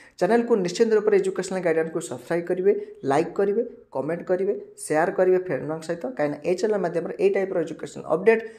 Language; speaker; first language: Odia; native; Odia